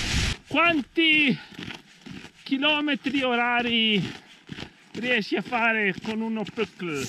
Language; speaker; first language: Italian; native; Italian